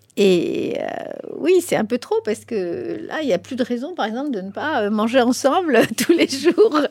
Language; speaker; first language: French; non-native, fluent; Spanish